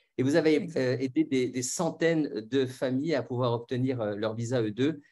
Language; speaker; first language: French; native; French